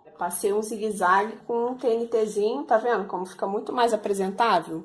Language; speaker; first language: Portuguese; native; Portuguese